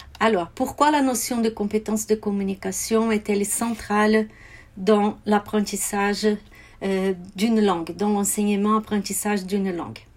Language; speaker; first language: French; non-native, fluent; Portuguese